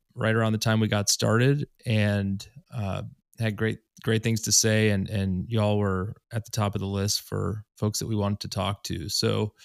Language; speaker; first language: English; native; English